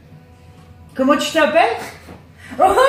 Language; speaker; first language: French; native; French